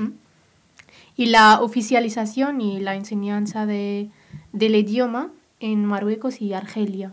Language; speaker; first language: Spanish; non-native, local second language; Berber languages